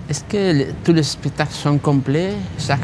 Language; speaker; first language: French; non-native, fluent; Spanish